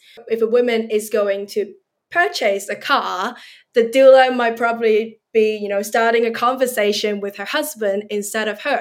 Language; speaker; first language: English; non-native, local second language; Cantonese